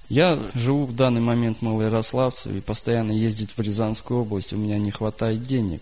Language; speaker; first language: Russian; native; Russian